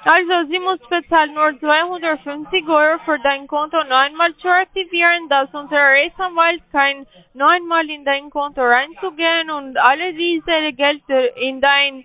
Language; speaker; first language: German; non-native, learner; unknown